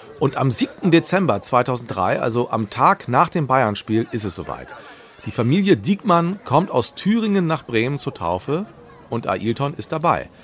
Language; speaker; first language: German; native; German